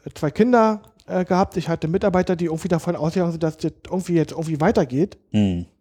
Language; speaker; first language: German; native; German